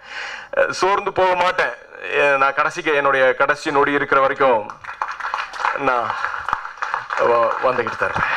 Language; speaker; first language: Tamil; native; Tamil